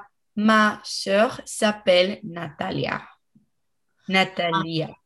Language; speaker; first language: French; non-native, learner; English